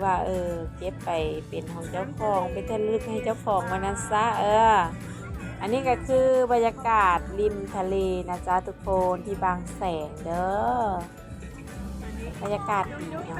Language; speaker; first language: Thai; non-native, local second language; Lao